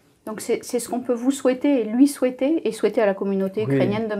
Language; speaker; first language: French; native; French